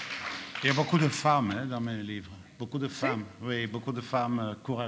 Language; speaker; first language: French; non-native, fluent; Dutch